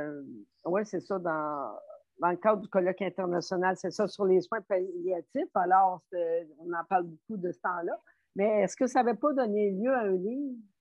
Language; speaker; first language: French; native; French